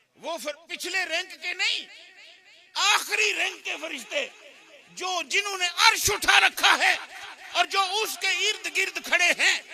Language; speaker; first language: Urdu; non-native, local second language; Punjabi